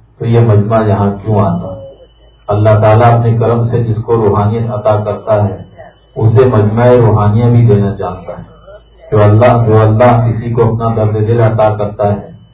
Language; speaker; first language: Urdu; native; Urdu